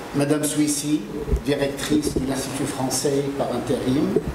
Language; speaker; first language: French; non-native, local second language; Arabic